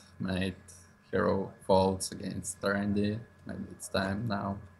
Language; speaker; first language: English; non-native, learner; Russian